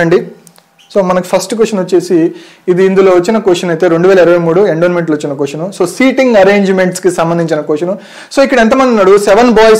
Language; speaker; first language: Telugu; native; Telugu